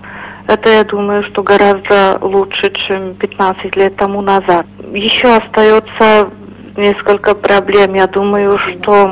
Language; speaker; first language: Russian; non-native, fluent; Czech